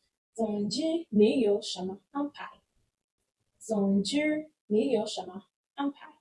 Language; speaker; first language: Chinese; non-native, fluent; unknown